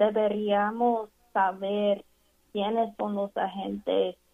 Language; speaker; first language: Spanish; non-native, fluent; English